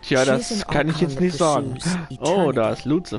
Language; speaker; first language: German; native; German